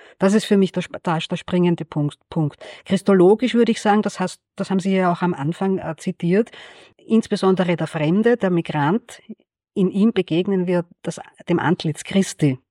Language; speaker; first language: German; native; German